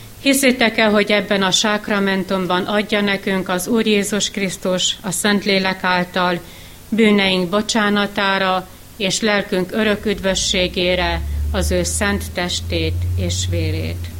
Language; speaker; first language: Hungarian; native; Hungarian